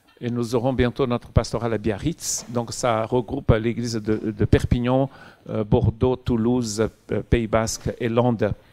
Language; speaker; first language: French; non-native, fluent; Portuguese